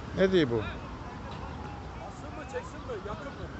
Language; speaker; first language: Turkish; native; Turkish